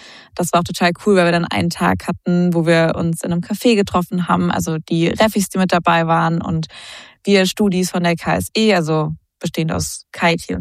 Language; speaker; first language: German; native; German